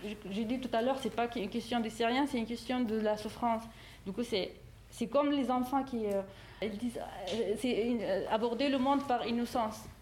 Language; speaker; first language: French; non-native, fluent; Arabic